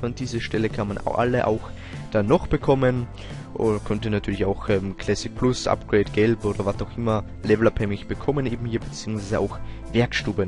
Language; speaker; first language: German; native; German